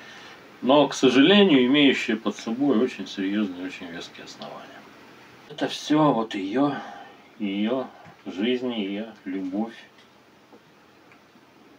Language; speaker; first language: Russian; native; Russian